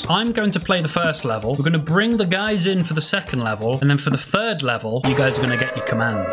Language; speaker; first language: English; native; English